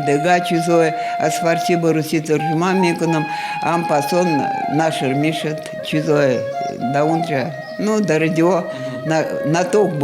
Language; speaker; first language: Persian; non-native, fluent; Russian